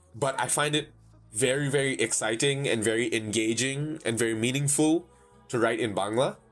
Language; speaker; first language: English; non-native, local second language; Bangla